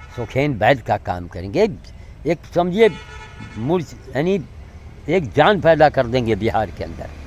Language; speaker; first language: Hindi; native; Hindi